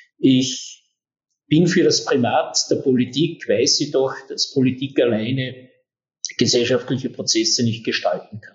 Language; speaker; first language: German; native; German